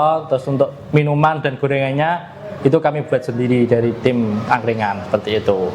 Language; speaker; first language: Indonesian; native; Indonesian